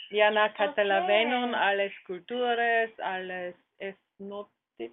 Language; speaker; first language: Greek; non-native, learner; German